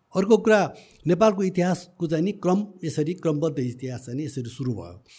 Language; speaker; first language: Nepali; native; Nepali